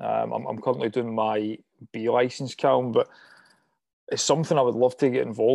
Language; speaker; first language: English; native; English